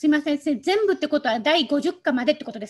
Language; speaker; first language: Japanese; non-native, fluent; Indonesian